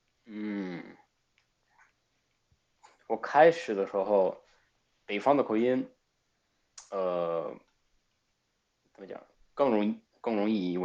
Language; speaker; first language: Chinese; non-native, fluent; Spanish